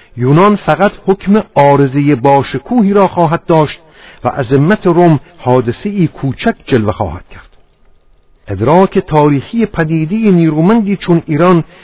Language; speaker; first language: Persian; non-native, local second language; Armenian